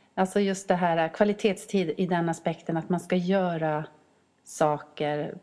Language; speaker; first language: Swedish; native; Swedish